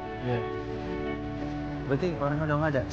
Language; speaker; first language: Indonesian; native; Indonesian